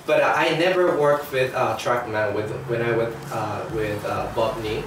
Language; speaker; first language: English; non-native, fluent; Japanese